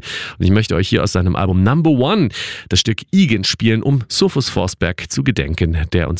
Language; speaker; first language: German; native; German